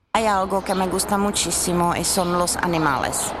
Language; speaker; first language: Spanish; non-native, fluent; Czech